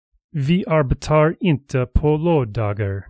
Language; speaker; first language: Swedish; non-native, learner; English